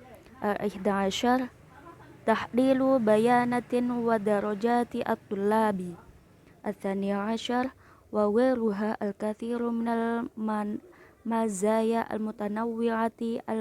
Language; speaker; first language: Arabic; non-native, learner; Indonesian